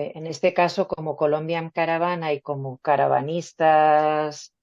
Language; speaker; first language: Spanish; native; Spanish